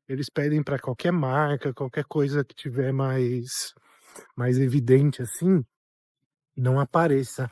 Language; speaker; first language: Portuguese; native; Portuguese